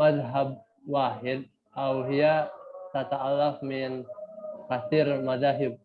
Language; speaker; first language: Arabic; non-native, learner; Indonesian